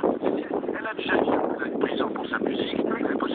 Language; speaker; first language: French; native; French